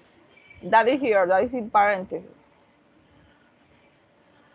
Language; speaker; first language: English; non-native, learner; Spanish